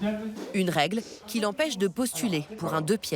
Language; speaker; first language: French; native; French